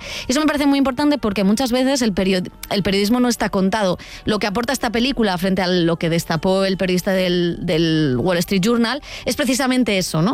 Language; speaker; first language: Spanish; native; Spanish